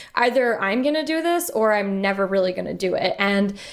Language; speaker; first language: English; native; English